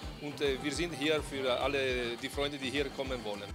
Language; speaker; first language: German; non-native, learner; Italian